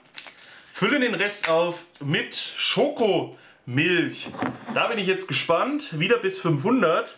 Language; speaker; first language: German; native; German